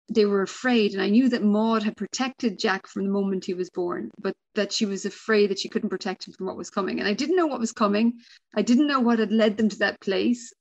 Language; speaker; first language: English; native; English